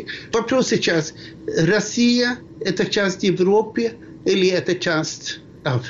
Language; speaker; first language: Russian; non-native, fluent; Swedish